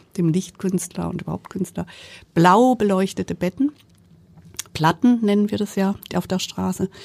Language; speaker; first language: German; native; German